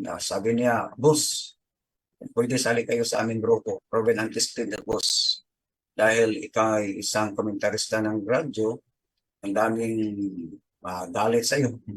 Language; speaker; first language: Filipino; non-native, local second language; Cebuano